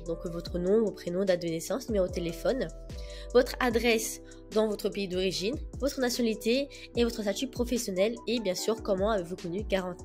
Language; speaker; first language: French; native; French